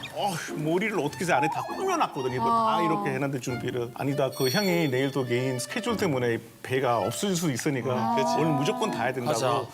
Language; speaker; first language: Korean; non-native, fluent; Hindi